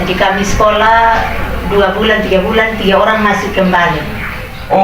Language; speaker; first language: Indonesian; non-native, local second language; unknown